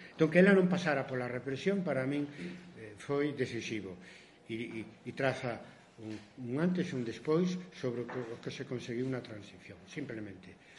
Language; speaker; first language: Galician; non-native, local second language; Spanish